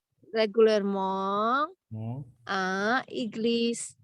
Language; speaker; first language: French; non-native, learner; Indonesian